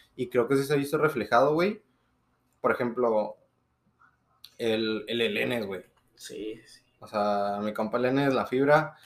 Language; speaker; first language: Spanish; native; Spanish